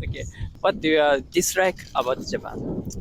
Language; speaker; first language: English; non-native, fluent; Japanese